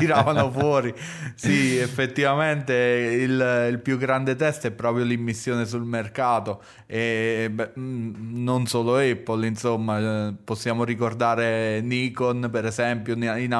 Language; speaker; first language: Italian; native; Italian